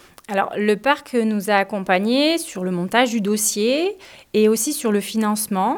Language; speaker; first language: French; native; French